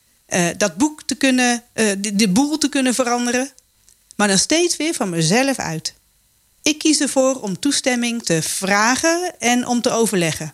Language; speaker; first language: Dutch; native; Dutch